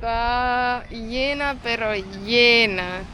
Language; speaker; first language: Spanish; non-native, fluent; Portuguese